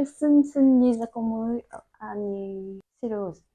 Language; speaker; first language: Russian; non-native, learner; Vietnamese